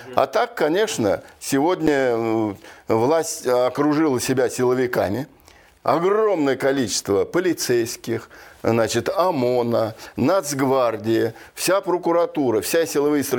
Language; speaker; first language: Russian; native; Russian